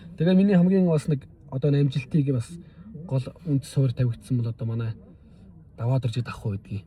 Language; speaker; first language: Mongolian; native; Mongolian